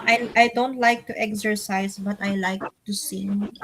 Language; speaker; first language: English; non-native, local second language; Filipino